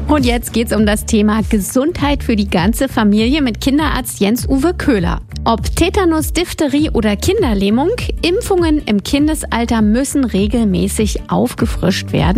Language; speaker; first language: German; native; German